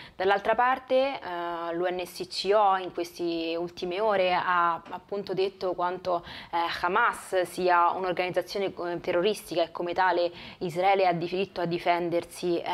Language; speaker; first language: Italian; native; Italian